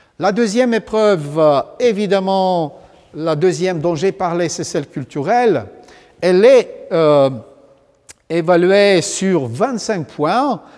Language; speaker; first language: French; non-native, fluent; Romanian